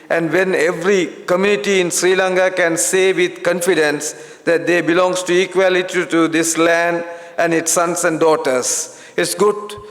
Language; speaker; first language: English; non-native, local second language; Tamil